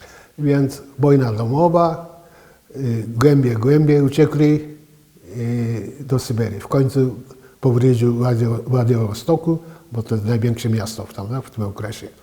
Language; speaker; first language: Polish; non-native, fluent; Japanese